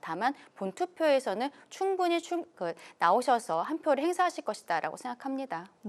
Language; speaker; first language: Korean; native; Korean